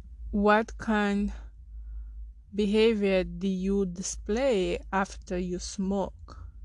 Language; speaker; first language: English; non-native, fluent; Portuguese